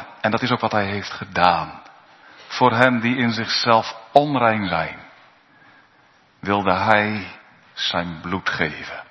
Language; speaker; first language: Dutch; native; Dutch